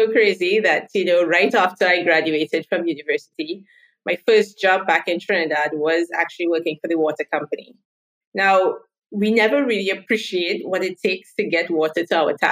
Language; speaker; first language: English; native; English